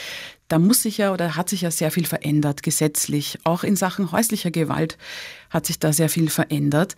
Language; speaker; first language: German; native; German